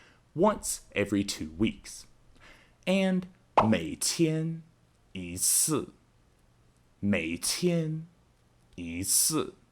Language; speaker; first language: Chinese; non-native, fluent; English